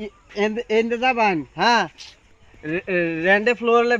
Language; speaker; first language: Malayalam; non-native, learner; Bangla